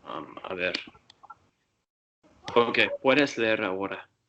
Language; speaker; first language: Spanish; non-native, learner; English